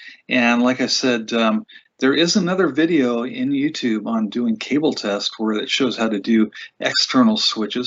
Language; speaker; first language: English; native; English